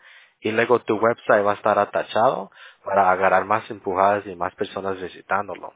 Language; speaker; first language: Spanish; early bilingual, heritage; Spanish